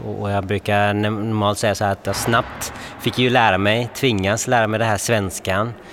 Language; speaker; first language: Swedish; early bilingual, other home language; Bangla